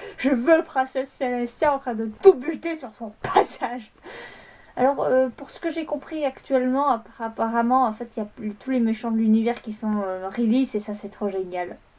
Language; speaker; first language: French; native; French